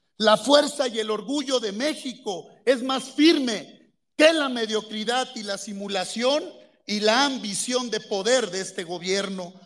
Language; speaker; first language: Spanish; native; Spanish